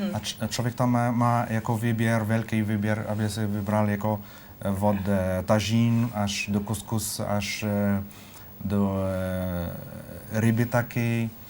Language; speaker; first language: Czech; non-native, fluent; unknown